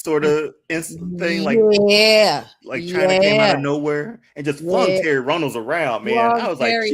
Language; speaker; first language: English; native; English